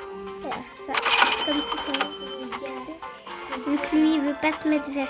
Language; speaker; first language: French; native; French